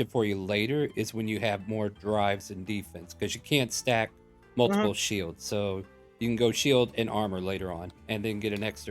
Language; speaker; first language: English; native; English